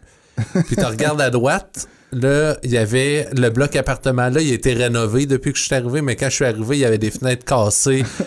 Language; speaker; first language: French; native; French